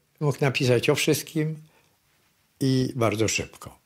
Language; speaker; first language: Polish; native; Polish